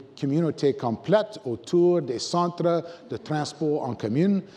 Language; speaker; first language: French; non-native, local second language; English